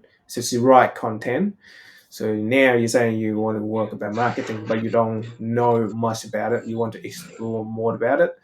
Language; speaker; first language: English; non-native, fluent; Vietnamese